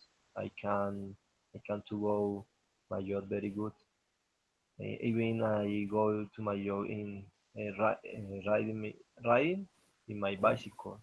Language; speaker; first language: English; non-native, learner; Spanish